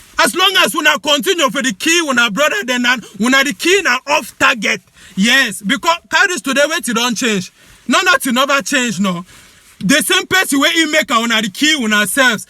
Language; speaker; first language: Nigerian Pidgin; native; Nigerian Pidgin